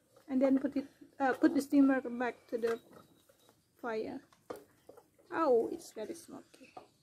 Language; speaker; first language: English; non-native, fluent; Indonesian